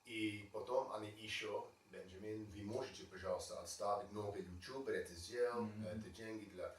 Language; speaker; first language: Russian; non-native, learner; English